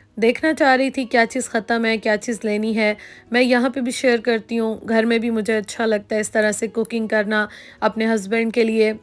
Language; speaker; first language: Urdu; native; Urdu